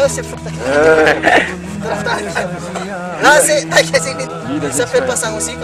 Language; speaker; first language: French; non-native, learner; Nepali